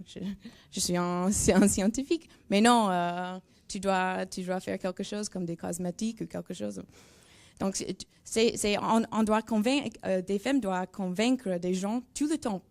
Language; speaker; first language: French; non-native, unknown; English